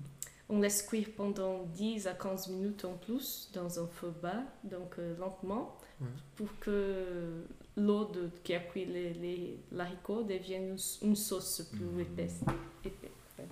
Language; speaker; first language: French; non-native, fluent; Portuguese